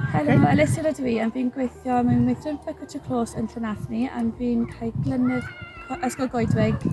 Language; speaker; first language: Welsh; non-native, local second language; English